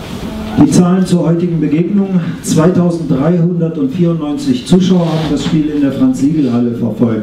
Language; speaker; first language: German; native; German